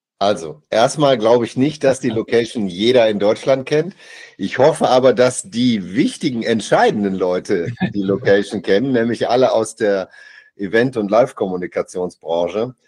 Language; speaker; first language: German; native; German